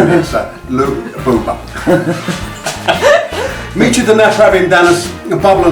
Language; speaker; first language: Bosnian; non-native, learner; English